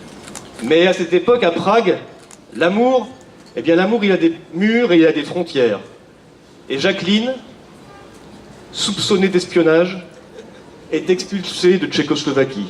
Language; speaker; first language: French; native; French